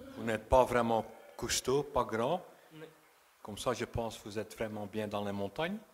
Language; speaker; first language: French; non-native, local second language; Dutch